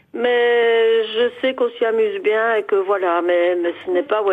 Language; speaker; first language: French; native; French